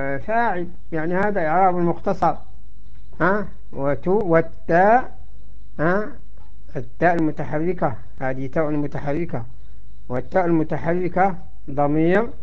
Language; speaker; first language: Arabic; native; Arabic